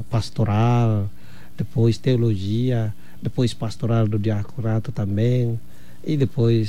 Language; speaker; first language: Portuguese; non-native, fluent; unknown